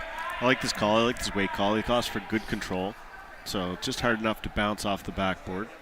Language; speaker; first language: English; native; English